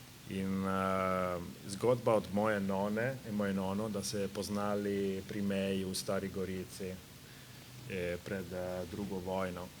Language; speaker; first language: Slovenian; non-native, learner; Italian